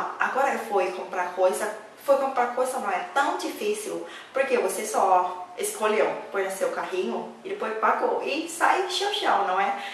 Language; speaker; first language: Portuguese; non-native, learner; Thai